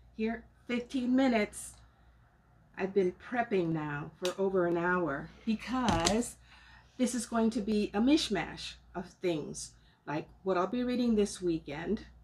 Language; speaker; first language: English; non-native, local second language; Spanish